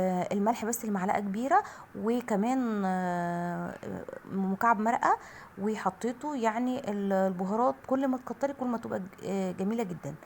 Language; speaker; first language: Arabic; native; Arabic